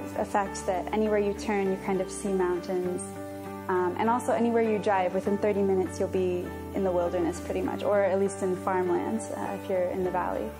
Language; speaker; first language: English; native; English